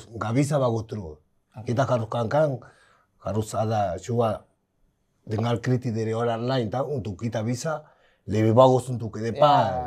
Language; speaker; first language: Indonesian; non-native, fluent; Spanish